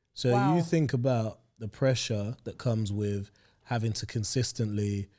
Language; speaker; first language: English; native; English